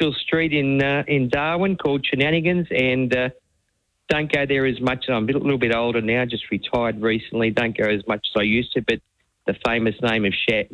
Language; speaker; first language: English; native; English